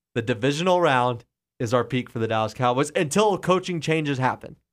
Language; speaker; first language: English; native; English